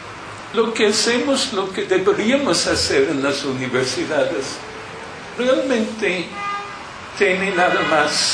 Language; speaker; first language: Spanish; non-native, fluent; English